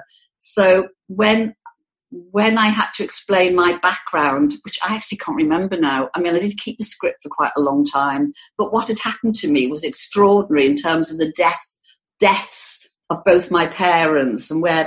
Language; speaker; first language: English; native; English